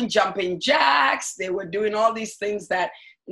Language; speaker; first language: English; non-native, local second language; Akan